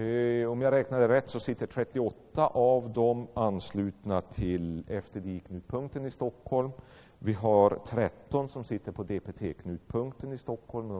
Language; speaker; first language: Swedish; native; Swedish